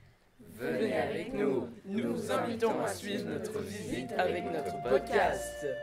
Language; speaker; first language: French; native; French